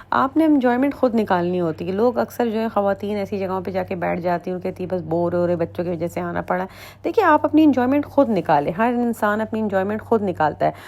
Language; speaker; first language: Urdu; native; Urdu